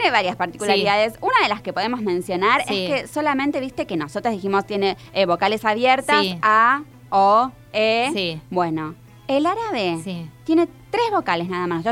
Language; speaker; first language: Spanish; native; Spanish